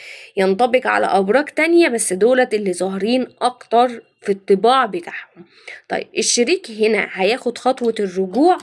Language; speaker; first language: Arabic; native; Arabic